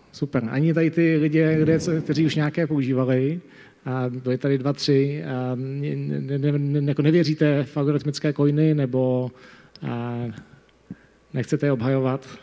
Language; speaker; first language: Czech; native; Czech